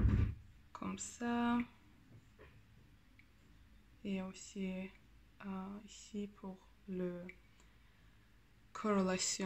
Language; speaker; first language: French; non-native, learner; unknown